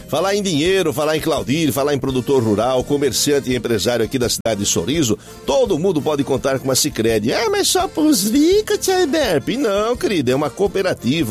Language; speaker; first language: Portuguese; native; Portuguese